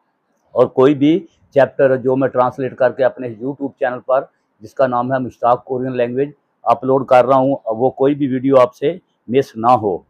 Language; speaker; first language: Hindi; non-native, local second language; Punjabi